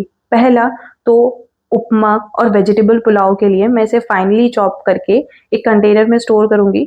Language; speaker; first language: Hindi; native; Hindi